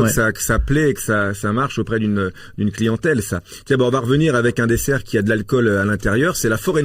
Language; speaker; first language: French; native; French